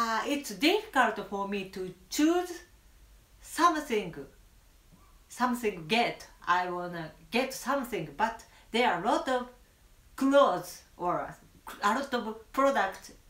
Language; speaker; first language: English; non-native, learner; Japanese